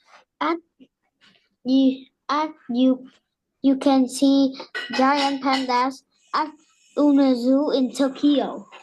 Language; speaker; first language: English; non-native, learner; Vietnamese